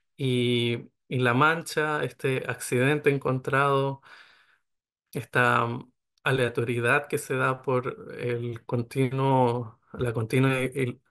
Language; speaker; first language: Spanish; native; Spanish